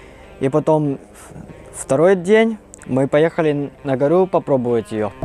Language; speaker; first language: Russian; non-native, fluent; Cantonese